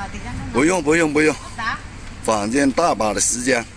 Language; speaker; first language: Chinese; non-native, local second language; Cantonese